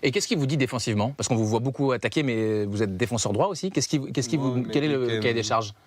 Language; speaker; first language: French; native; French